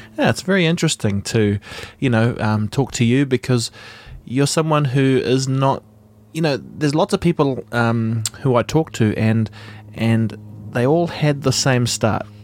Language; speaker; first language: English; native; English